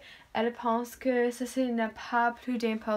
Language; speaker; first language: French; non-native, learner; English